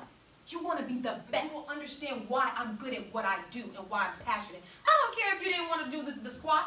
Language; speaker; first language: English; native; English